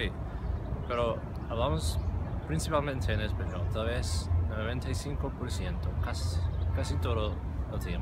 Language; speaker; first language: Spanish; non-native, fluent; English